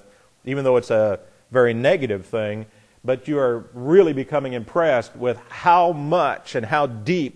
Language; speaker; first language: English; native; English